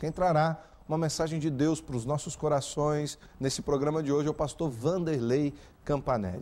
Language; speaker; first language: Portuguese; native; Portuguese